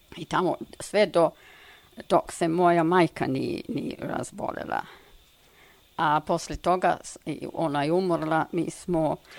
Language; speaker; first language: Serbian; non-native, fluent; English